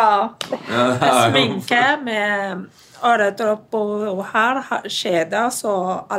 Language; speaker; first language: Norwegian; non-native, learner; Arabic